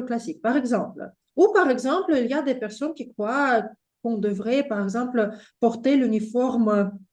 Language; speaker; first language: French; non-native, fluent; Russian